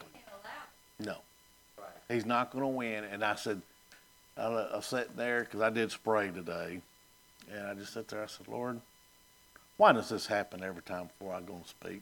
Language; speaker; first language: English; native; English